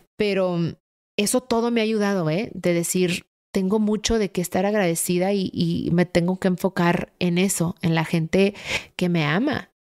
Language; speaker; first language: Spanish; early bilingual, heritage; Spanish